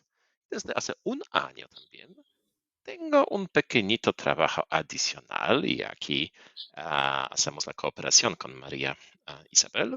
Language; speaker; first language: Spanish; non-native, fluent; Polish